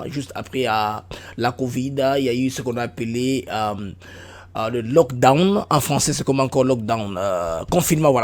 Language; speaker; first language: French; non-native, local second language; Lingala